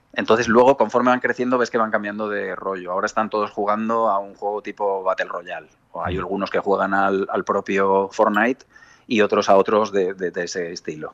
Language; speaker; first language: Spanish; native; Spanish